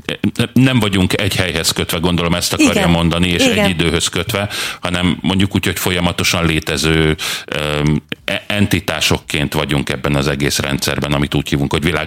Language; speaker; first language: Hungarian; native; Hungarian